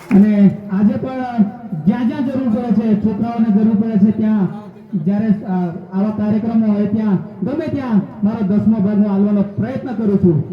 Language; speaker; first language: Gujarati; non-native, local second language; Rathawi